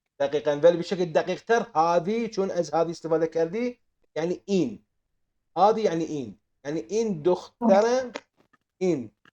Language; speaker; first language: Persian; non-native, fluent; Arabic